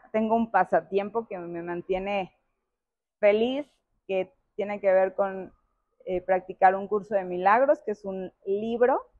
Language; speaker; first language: Spanish; native; Spanish